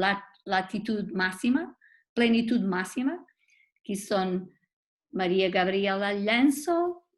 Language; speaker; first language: Spanish; non-native, learner; Portuguese